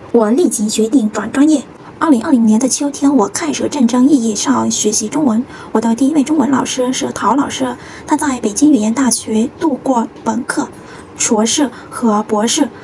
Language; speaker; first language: Chinese; non-native, fluent; Vietnamese